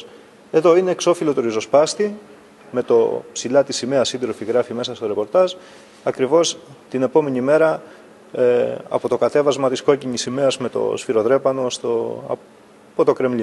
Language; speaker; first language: Greek; native; Greek